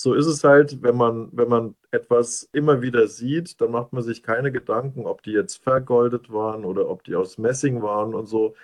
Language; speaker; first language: German; native; German